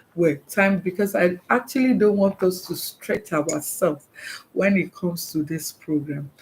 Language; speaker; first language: English; non-native, local second language; Yoruba